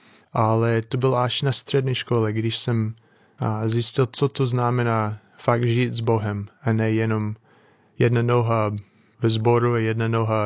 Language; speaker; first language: Czech; non-native, fluent; English